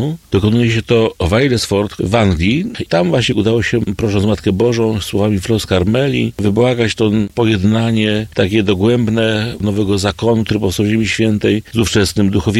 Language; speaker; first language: Polish; native; Polish